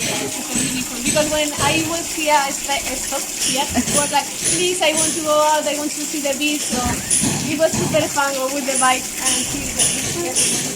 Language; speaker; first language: English; non-native, learner; Spanish